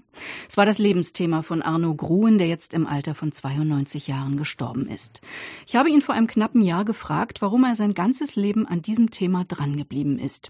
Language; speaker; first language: German; native; German